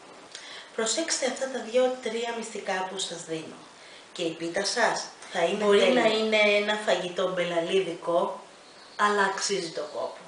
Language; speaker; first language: Greek; native; Greek